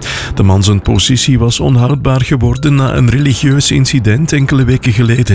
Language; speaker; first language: Dutch; native; Dutch